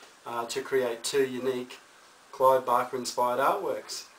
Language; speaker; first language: English; native; English